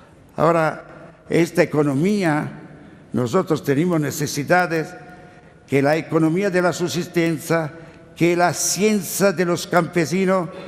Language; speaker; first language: Spanish; non-native, learner; Italian